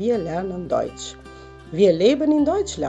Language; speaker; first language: German; non-native, fluent; Albanian